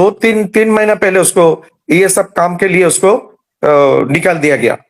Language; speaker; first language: Hindi; non-native, learner; Bangla